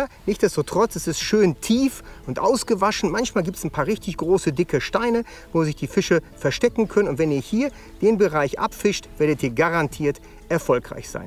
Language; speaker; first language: German; native; German